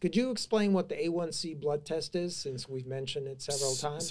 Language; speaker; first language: English; native; English